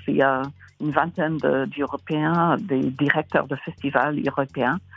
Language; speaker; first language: French; non-native, fluent; English